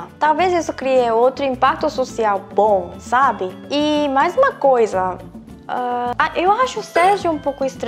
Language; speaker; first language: Portuguese; non-native, fluent; Korean